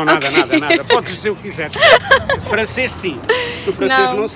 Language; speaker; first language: Portuguese; native; Portuguese